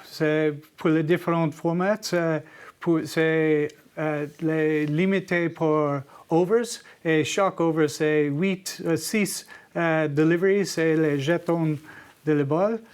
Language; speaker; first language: French; non-native, learner; English